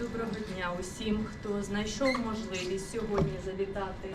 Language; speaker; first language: Ukrainian; non-native, local second language; Russian